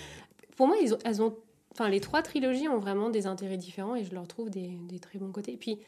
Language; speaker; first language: French; native; French